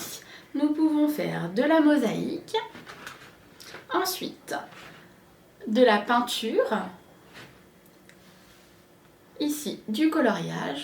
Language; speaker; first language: French; native; French